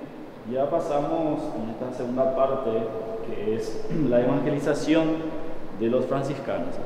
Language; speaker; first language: Spanish; native; Spanish